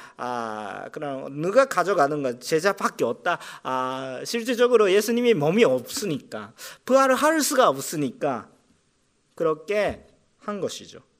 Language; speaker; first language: Korean; non-native, fluent; Japanese